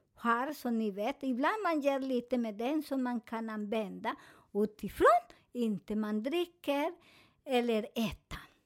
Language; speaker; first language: Swedish; non-native, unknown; Spanish